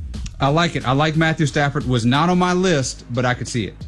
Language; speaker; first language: English; native; English